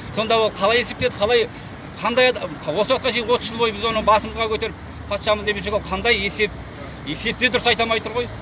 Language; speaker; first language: Kazakh; native; Kazakh